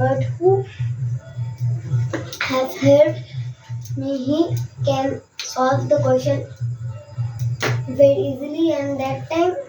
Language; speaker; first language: English; non-native, learner; Bangla